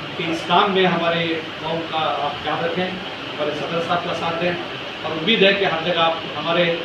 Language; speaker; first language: Urdu; native; Urdu